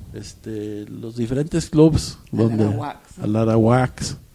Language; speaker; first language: Spanish; native; Spanish